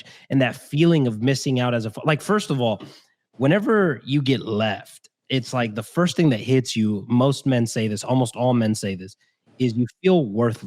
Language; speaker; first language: English; native; English